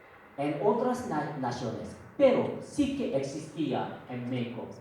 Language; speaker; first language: Spanish; non-native, fluent; Korean